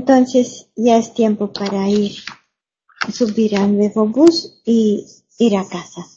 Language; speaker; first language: Spanish; non-native, learner; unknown